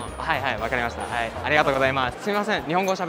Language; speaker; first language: Japanese; non-native, fluent; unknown